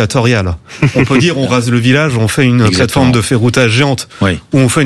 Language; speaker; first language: French; native; French